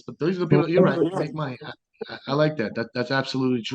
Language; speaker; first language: English; native; English